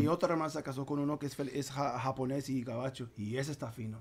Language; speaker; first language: Spanish; early bilingual, heritage; Spanish